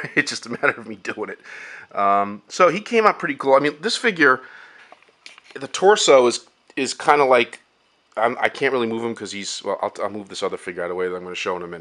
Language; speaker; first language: English; native; English